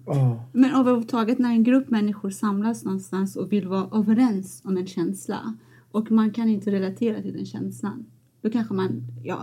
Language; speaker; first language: Swedish; non-native, fluent; Persian